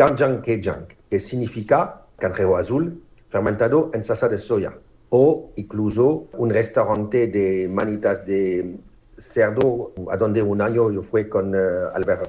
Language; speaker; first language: Spanish; non-native, fluent; French